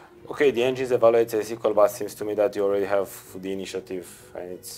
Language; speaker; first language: English; non-native, fluent; Romanian